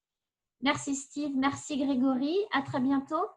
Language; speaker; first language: French; native; French